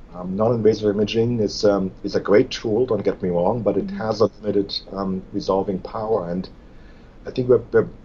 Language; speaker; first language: English; non-native, fluent; German